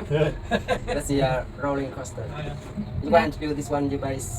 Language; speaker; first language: English; non-native, learner; Vietnamese